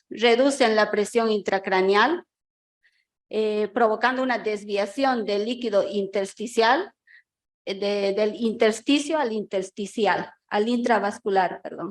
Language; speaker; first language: Spanish; native; Spanish